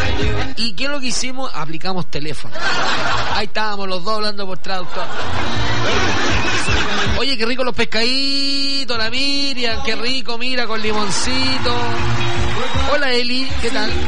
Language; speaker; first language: Spanish; native; Spanish